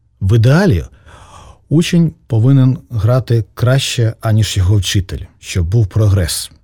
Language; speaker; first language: Ukrainian; native; Ukrainian